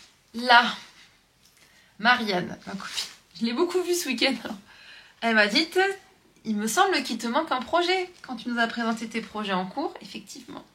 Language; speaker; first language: French; native; French